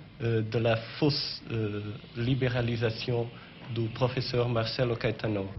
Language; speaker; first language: French; non-native, fluent; Portuguese